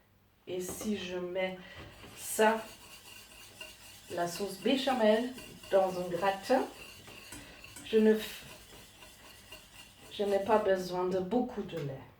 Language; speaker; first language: French; non-native, learner; German